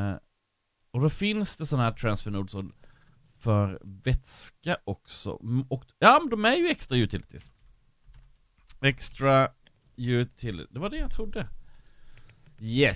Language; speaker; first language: Swedish; native; Swedish